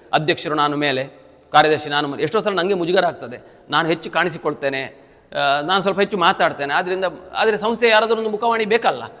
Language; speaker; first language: Kannada; native; Kannada